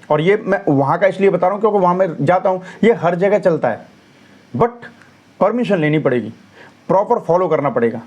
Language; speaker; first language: Hindi; native; Hindi